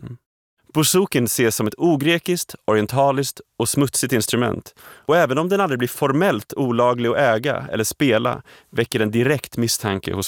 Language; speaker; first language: Swedish; native; Swedish